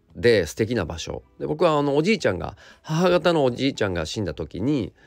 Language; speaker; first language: Japanese; native; Japanese